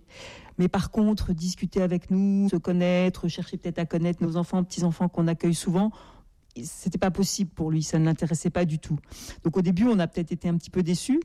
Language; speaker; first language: French; native; French